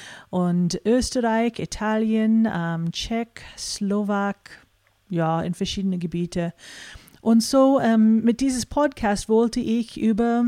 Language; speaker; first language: German; non-native, fluent; English